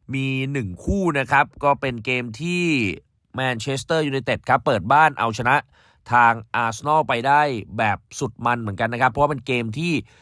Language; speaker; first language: Thai; native; Thai